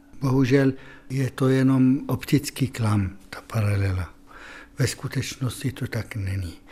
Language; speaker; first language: Czech; non-native, fluent; Arabic